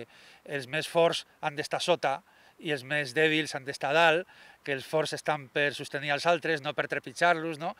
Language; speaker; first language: Catalan; native; Catalan